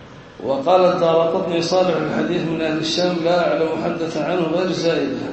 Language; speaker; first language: Arabic; native; Arabic